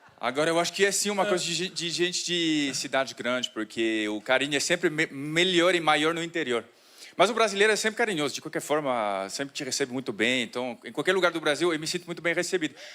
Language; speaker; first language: Portuguese; non-native, fluent; French